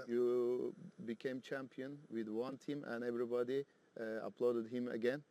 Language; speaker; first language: English; non-native, fluent; Turkish